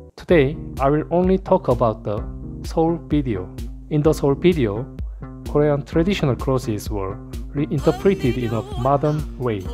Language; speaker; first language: English; non-native, learner; Korean